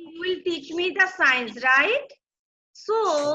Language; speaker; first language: English; non-native, local second language; Bangla